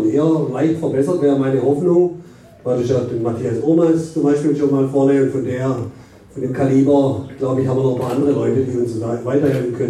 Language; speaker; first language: German; native; German